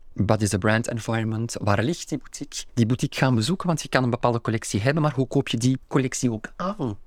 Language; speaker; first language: Dutch; native; Dutch